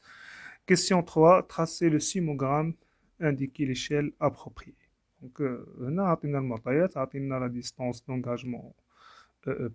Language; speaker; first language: French; non-native, local second language; Arabic